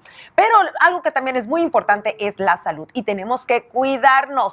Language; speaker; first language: Spanish; native; Spanish